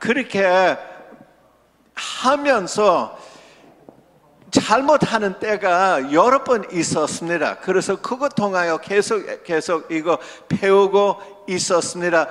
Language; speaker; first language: Korean; non-native, local second language; English